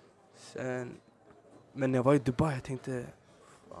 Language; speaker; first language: Swedish; early bilingual, other home language; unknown